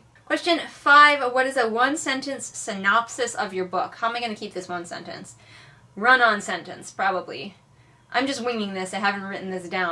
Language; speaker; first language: English; native; English